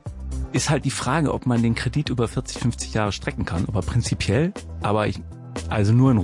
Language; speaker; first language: German; native; German